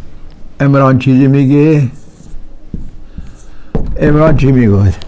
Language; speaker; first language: Persian; non-native, fluent; Urdu